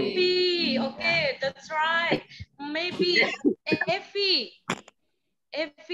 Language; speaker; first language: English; non-native, learner; Indonesian